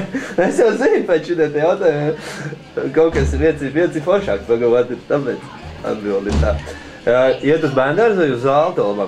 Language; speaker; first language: Latvian; native; Latvian